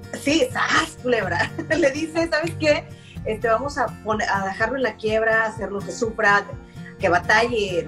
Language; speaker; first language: Spanish; native; Spanish